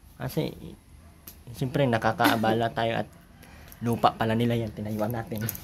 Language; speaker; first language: Filipino; native; Filipino